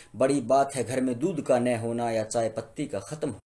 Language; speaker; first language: Hindi; native; Hindi